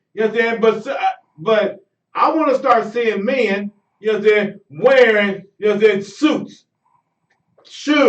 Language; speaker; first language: English; native; English